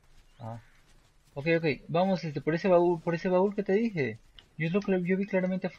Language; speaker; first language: Spanish; non-native, fluent; Portuguese